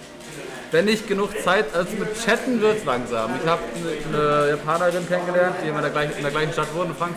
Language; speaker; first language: German; native; German